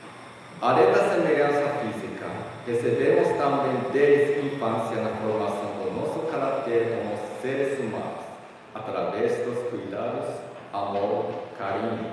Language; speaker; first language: Portuguese; non-native, fluent; Japanese